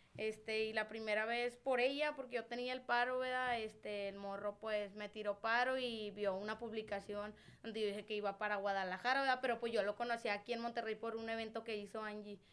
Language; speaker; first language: Spanish; native; Spanish